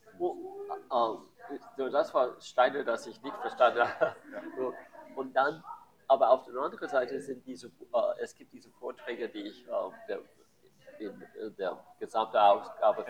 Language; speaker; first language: German; non-native, learner; English